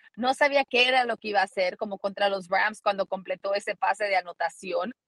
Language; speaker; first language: Spanish; early bilingual, heritage; Spanish